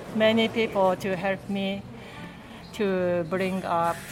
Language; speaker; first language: English; non-native, learner; Japanese